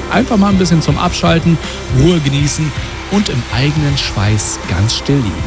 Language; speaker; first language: German; native; German